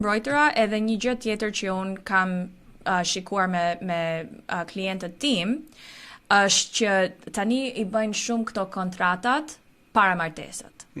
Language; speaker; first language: Albanian; early bilingual, heritage; Albanian